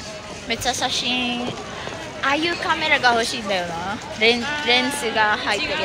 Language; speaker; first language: Japanese; early bilingual, other home language; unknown